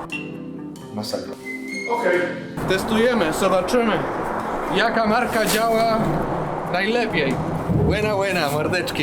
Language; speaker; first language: Polish; non-native, learner; Spanish